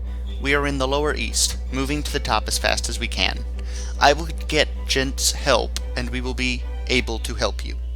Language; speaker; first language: English; native; English